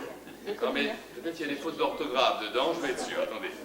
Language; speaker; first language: French; native; French